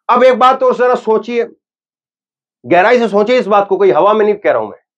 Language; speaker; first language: Hindi; native; Hindi